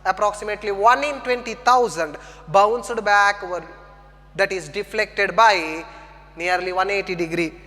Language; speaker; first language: English; non-native, local second language; Kannada